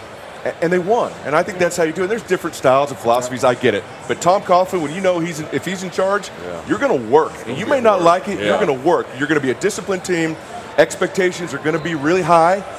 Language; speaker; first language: English; native; English